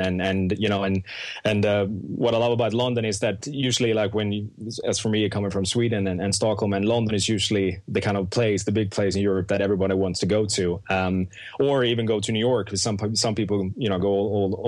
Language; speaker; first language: English; non-native, fluent; Swedish